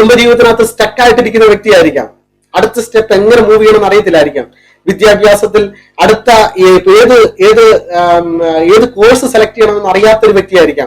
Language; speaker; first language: Malayalam; native; Malayalam